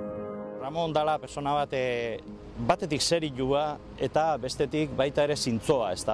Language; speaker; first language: Basque; native; Basque